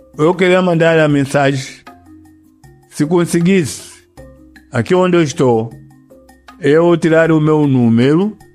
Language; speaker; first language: Portuguese; non-native, local second language; Yao